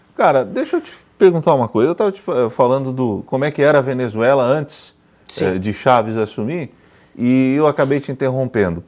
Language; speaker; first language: Portuguese; native; Portuguese